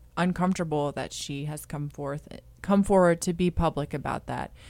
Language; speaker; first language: English; native; English